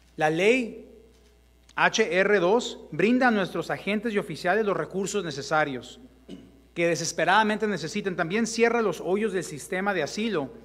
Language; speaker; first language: Spanish; early bilingual, heritage; Spanish